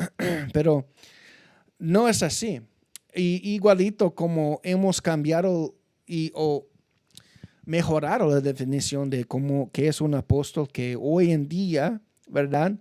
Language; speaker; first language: Spanish; non-native, fluent; English